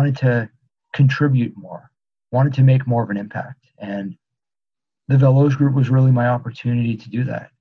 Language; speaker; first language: English; native; English